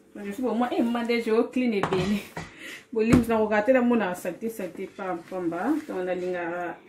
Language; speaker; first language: French; non-native, local second language; Lingala